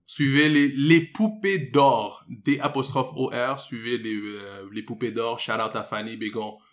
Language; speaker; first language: French; native; French